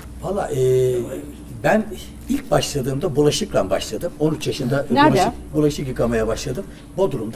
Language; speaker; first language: Turkish; native; Turkish